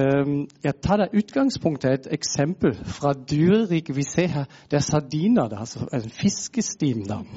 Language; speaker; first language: Norwegian; non-native, fluent; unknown